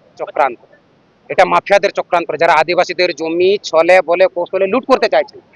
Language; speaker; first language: Bangla; non-native, local second language; Santali